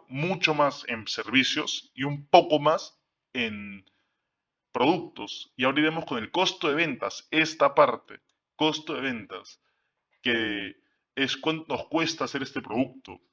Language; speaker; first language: Spanish; native; Spanish